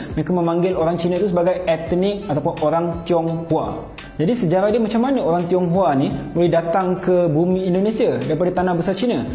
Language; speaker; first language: Malay; native; Malay